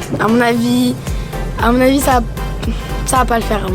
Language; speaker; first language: French; native; French